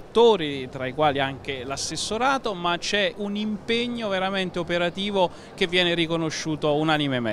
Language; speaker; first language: Italian; native; Italian